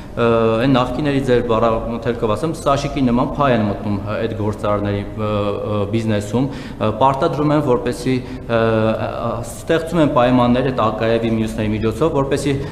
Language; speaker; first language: Armenian; native; Armenian